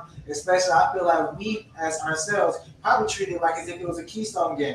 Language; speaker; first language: English; native; English